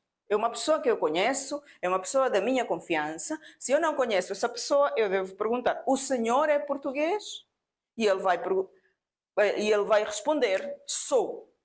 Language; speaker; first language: Portuguese; non-native, fluent; Spanish